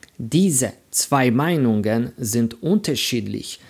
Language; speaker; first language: German; non-native, fluent; Polish